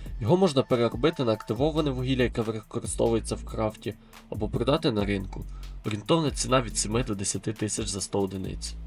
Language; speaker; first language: Ukrainian; native; Ukrainian